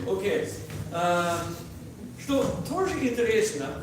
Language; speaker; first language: Russian; non-native, learner; English